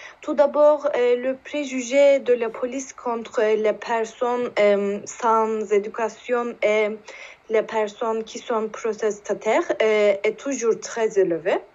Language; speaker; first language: French; non-native, learner; Turkish